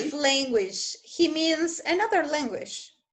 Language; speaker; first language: English; non-native, fluent; Spanish